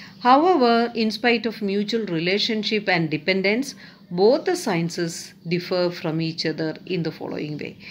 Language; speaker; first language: English; non-native, local second language; Malayalam